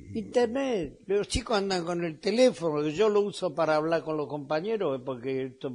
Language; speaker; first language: Spanish; native; Spanish